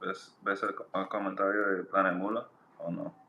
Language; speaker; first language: Spanish; non-native, learner; English